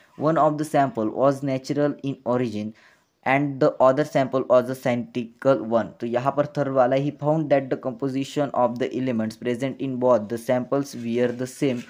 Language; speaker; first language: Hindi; non-native, local second language; Marathi